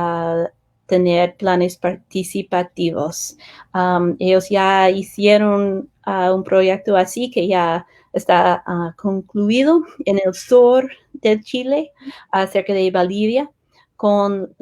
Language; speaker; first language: Spanish; non-native, fluent; English